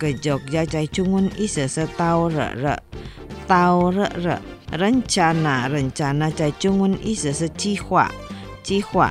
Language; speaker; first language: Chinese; non-native, fluent; Indonesian